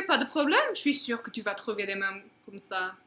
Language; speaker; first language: French; non-native, fluent; English